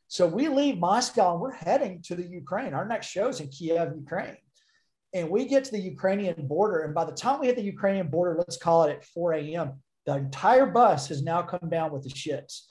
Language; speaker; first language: English; native; English